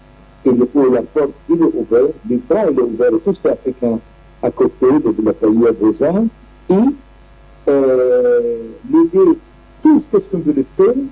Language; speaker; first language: French; non-native, learner; Arabic